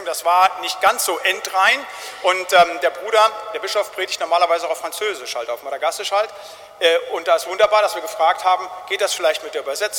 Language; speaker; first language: German; native; German